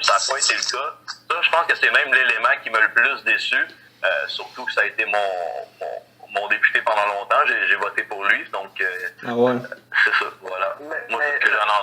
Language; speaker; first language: French; native; French